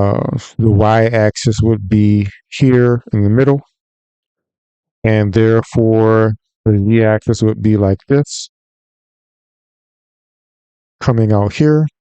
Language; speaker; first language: English; native; English